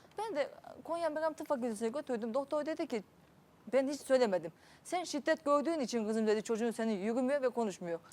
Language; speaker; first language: Turkish; native; Turkish